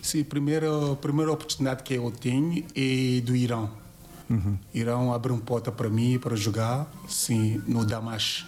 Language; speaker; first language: Portuguese; non-native, learner; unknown